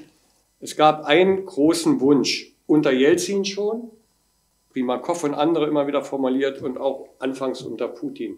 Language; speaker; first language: German; native; German